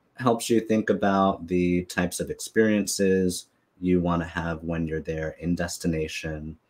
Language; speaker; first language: English; native; English